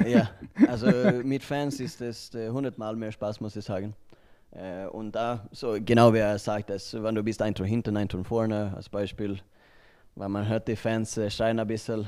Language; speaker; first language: German; non-native, learner; Swedish